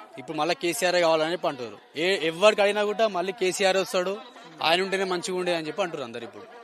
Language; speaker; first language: Telugu; native; Telugu